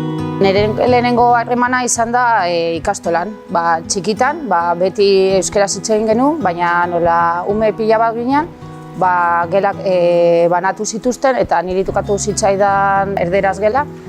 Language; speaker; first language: Basque; non-native, local second language; Spanish